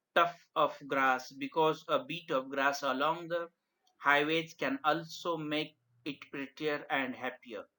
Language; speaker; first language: English; non-native, local second language; Marathi